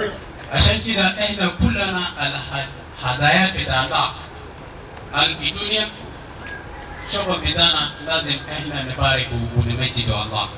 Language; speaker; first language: Arabic; non-native, local second language; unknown